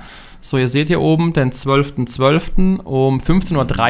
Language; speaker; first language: German; native; German